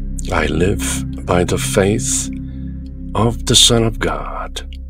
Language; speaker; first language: English; non-native, fluent; Korean